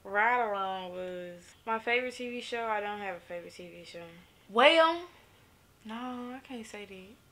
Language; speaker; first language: English; native; English